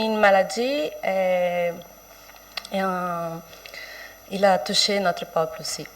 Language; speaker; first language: French; non-native, fluent; Portuguese